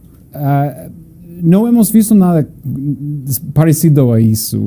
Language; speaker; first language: Portuguese; non-native, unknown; English